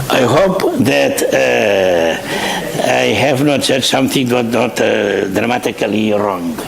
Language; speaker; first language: English; non-native, fluent; Catalan